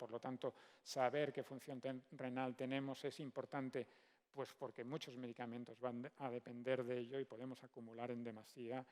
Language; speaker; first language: Spanish; native; Spanish